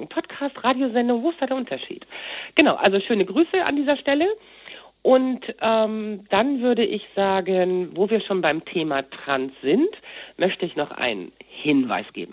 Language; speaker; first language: German; native; German